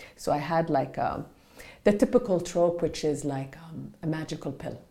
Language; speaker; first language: English; non-native, fluent; Arabic